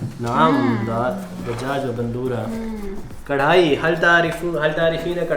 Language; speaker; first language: Arabic; non-native, learner; Urdu